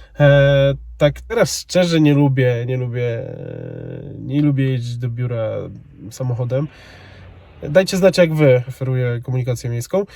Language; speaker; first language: Polish; native; Polish